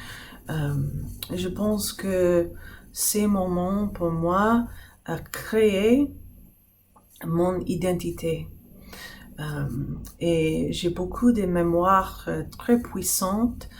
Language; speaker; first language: French; non-native, fluent; English